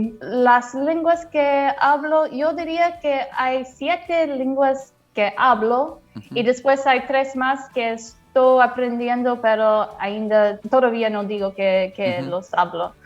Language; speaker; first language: Spanish; non-native, fluent; English